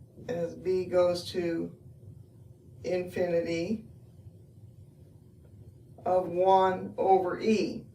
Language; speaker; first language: English; native; English